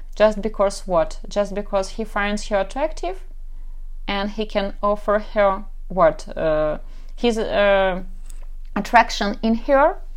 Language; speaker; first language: English; non-native, fluent; Ukrainian